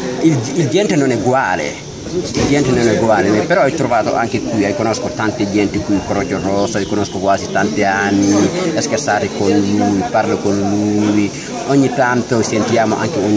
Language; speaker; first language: Italian; non-native, learner; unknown